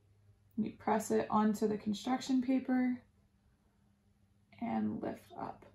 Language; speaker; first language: English; native; English